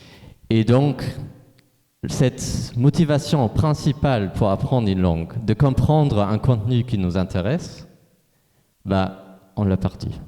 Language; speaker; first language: French; non-native, fluent; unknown